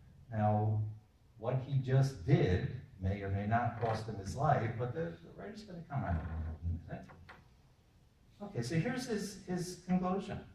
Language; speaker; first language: English; native; English